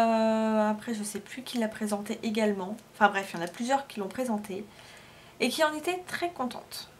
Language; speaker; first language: French; native; French